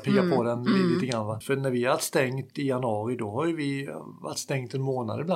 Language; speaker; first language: Swedish; native; Swedish